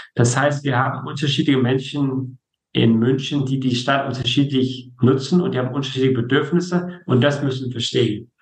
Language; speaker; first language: German; non-native, fluent; Danish